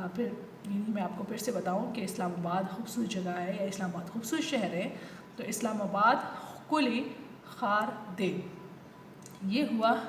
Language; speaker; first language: Urdu; non-native, local second language; Pashto